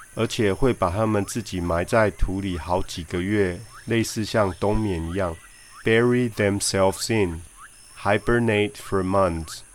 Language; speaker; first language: Chinese; native; Chinese